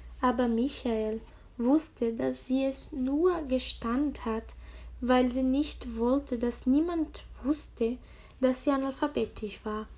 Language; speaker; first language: German; non-native, learner; Spanish